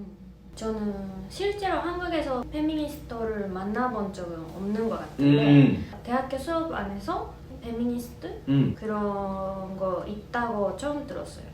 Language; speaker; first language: Korean; non-native, fluent; Japanese